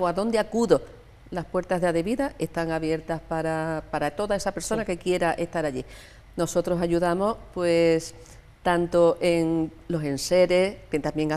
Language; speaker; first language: Spanish; native; Spanish